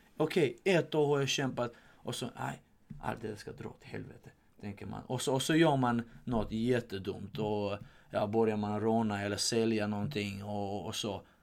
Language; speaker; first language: Swedish; non-native, fluent; Georgian